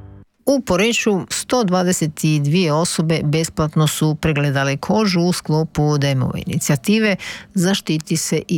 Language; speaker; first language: Croatian; native; Croatian